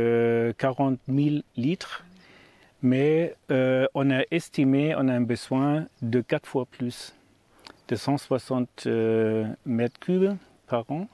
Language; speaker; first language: French; non-native, learner; German